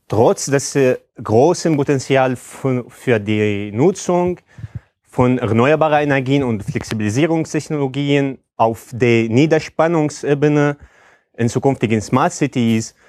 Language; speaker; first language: German; non-native, fluent; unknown